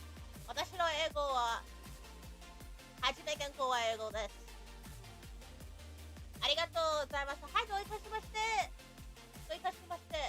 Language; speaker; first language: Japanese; non-native, learner; English